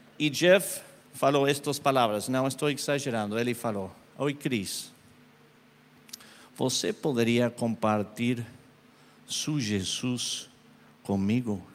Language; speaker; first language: Portuguese; non-native, learner; Spanish